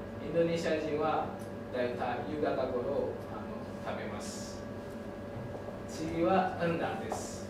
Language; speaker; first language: Japanese; non-native, learner; Indonesian